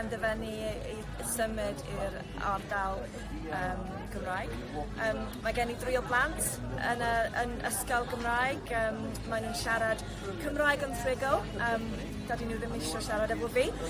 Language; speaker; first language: Welsh; non-native, learner; English